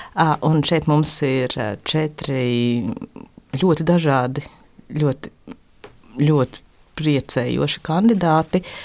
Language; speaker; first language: Latvian; native; Latvian